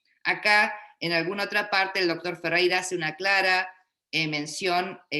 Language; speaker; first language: Spanish; native; Spanish